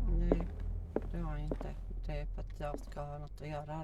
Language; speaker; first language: Swedish; native; Swedish